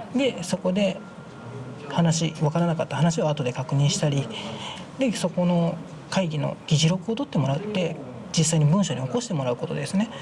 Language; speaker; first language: Japanese; native; Japanese